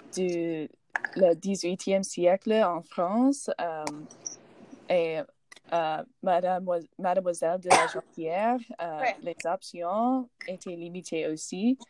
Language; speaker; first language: French; non-native, learner; English